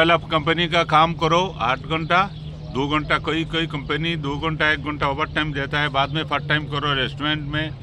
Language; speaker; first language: Hindi; non-native, learner; Bangla